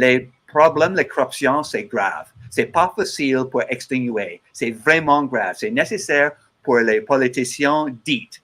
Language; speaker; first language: French; non-native, learner; English